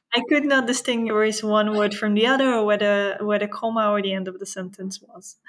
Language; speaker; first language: English; non-native, fluent; Dutch